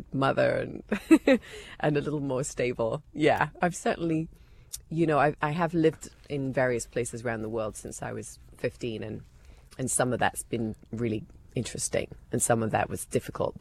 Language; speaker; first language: English; native; English